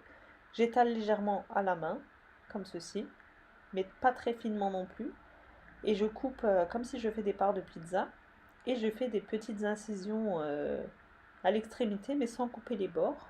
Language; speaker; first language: French; native; French